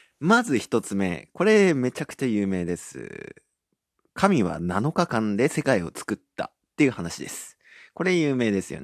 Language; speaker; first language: Japanese; native; Japanese